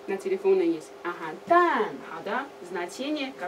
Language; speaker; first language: Russian; non-native, learner; Chinese